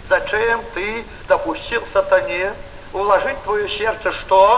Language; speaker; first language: Polish; non-native, learner; Russian